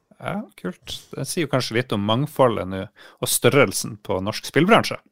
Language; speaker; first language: Norwegian; native; Norwegian